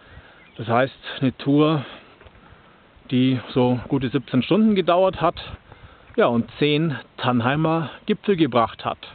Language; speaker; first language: German; native; German